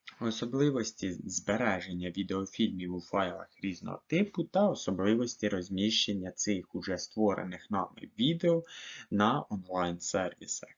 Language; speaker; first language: Ukrainian; native; Ukrainian